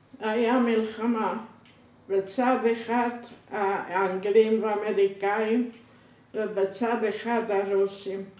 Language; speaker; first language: Hebrew; non-native, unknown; Hungarian